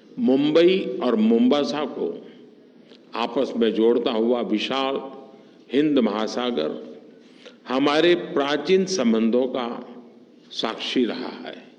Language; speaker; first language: Hindi; non-native, local second language; Gujarati